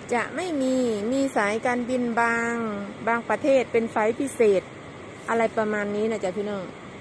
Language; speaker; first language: Thai; native; Thai